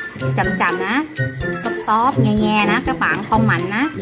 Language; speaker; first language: Vietnamese; non-native, learner; Thai